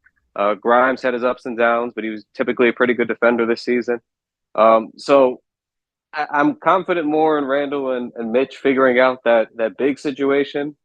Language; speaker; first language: English; native; English